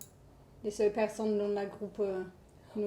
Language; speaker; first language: French; non-native, learner; German